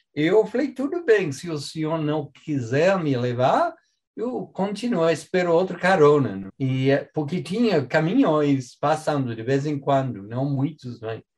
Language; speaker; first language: Portuguese; non-native, fluent; English